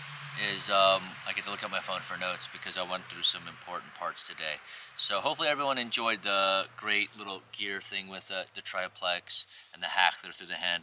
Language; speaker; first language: English; native; English